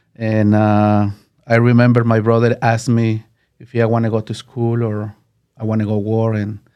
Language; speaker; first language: English; non-native, learner; Spanish